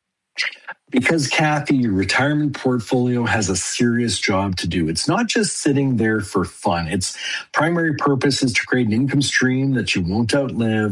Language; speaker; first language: English; native; English